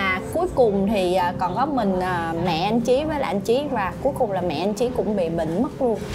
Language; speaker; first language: Vietnamese; native; Vietnamese